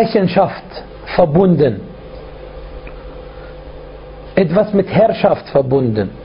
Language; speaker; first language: German; non-native, fluent; Arabic